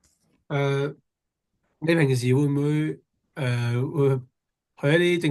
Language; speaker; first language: Chinese; native; Chinese